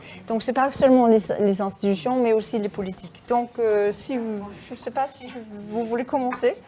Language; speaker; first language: French; non-native, fluent; Danish